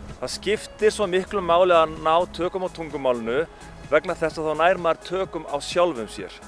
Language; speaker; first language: Icelandic; native; Icelandic